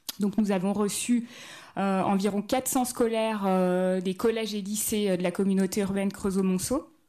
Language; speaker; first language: French; native; French